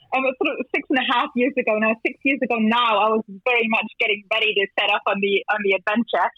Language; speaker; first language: English; non-native, fluent; German